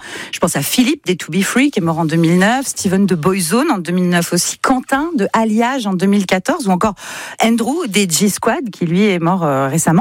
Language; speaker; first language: French; native; French